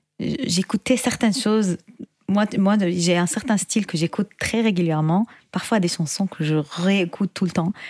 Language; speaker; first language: French; non-native, fluent; Arabic